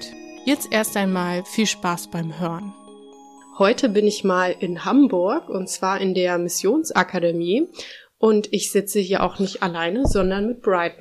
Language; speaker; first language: German; native; German